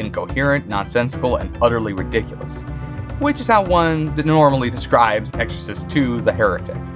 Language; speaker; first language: English; native; English